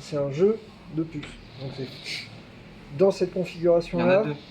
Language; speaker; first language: French; native; French